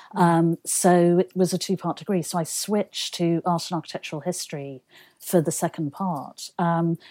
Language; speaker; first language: English; native; English